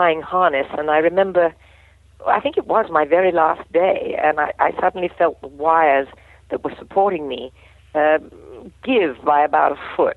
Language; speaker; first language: English; native; English